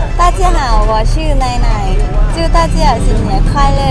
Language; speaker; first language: Chinese; non-native, learner; Thai